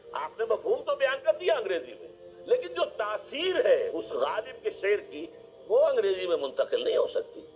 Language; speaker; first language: Urdu; native; Urdu